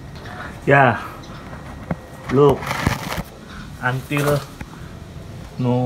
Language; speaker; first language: English; non-native, learner; Indonesian